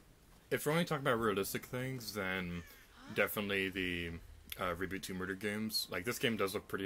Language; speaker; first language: English; native; English